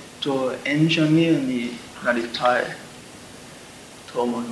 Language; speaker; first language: Japanese; non-native, learner; English